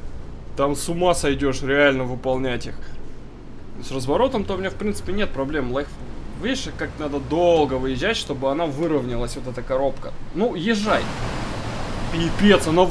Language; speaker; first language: Russian; native; Russian